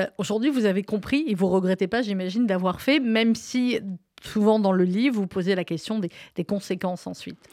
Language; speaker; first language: French; native; French